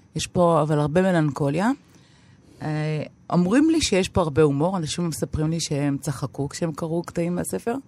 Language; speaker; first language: Hebrew; native; Hebrew